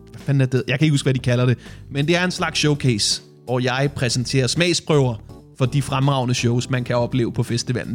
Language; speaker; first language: Danish; native; Danish